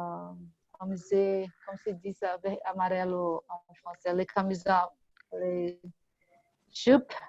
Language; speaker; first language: French; non-native, learner; Portuguese